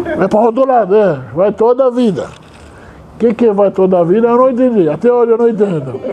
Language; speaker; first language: Portuguese; non-native, fluent; Hebrew